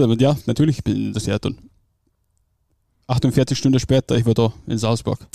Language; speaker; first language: German; non-native, fluent; Finnish